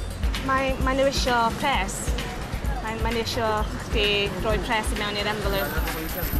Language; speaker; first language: Welsh; non-native, local second language; English